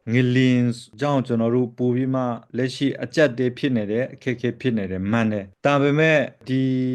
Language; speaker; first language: Burmese; non-native, local second language; Kachin